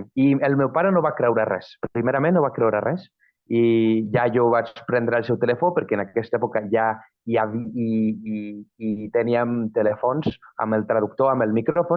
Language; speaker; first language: Catalan; non-native, fluent; Spanish